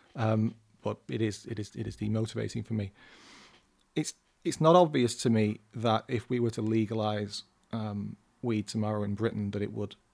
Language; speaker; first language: English; native; English